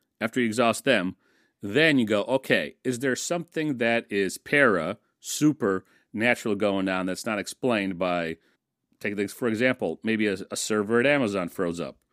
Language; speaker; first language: English; early bilingual, other home language; Russian